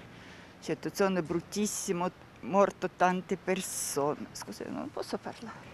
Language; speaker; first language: Italian; non-native, learner; Ukrainian